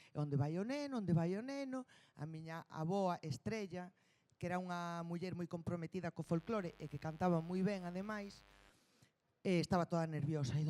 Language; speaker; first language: Galician; non-native, local second language; Spanish